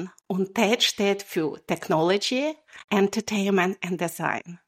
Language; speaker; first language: German; non-native, fluent; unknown